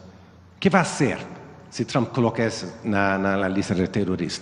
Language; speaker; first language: Spanish; non-native, learner; Swedish